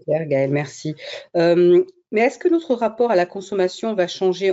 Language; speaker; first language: French; native; French